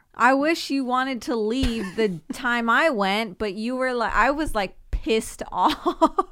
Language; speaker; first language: English; native; English